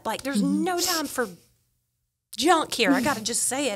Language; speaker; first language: English; native; English